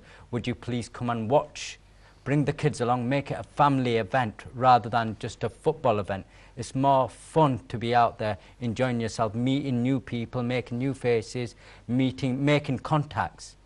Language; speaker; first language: English; native; English